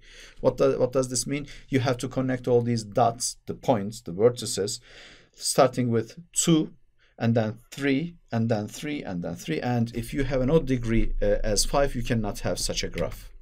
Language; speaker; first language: English; non-native, fluent; Turkish